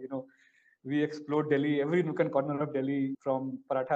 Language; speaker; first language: English; non-native, local second language; Hindi